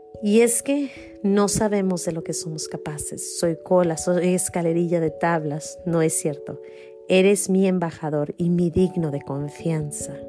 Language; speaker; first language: Spanish; native; Spanish